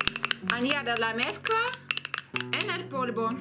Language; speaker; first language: Spanish; non-native, learner; Russian